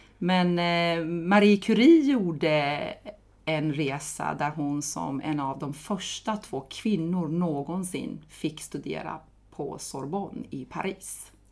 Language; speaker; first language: Swedish; non-native, fluent; Persian